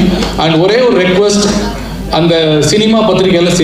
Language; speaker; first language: Tamil; native; Tamil